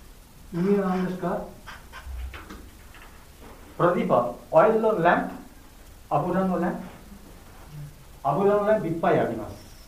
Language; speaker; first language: Japanese; non-native, learner; Bangla